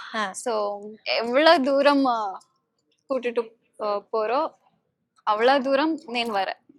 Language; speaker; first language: Tamil; non-native, learner; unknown